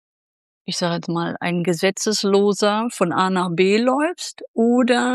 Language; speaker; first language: German; native; German